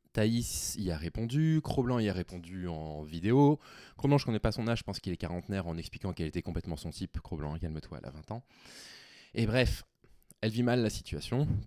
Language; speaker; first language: French; native; French